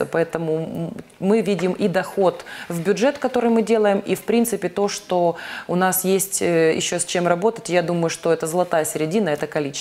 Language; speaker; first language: Russian; native; Russian